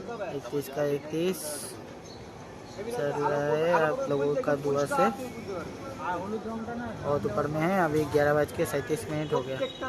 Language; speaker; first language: Hindi; non-native, local second language; Bangla